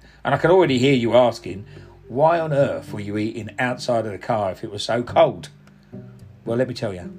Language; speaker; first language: English; non-native, local second language; Punjabi